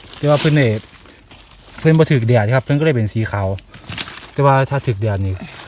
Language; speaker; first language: Thai; native; Thai